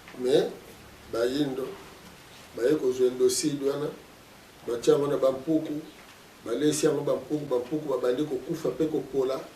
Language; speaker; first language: Lingala; non-native, local second language; Kongo